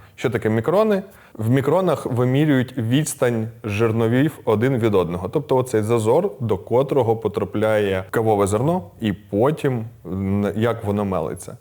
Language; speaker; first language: Ukrainian; non-native, local second language; Russian